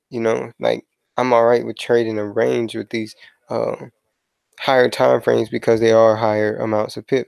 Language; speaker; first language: English; native; English